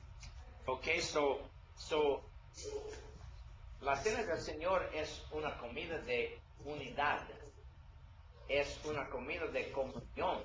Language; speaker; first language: Spanish; non-native, learner; English